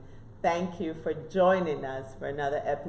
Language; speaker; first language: English; native; English